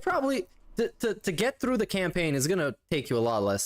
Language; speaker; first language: English; native; English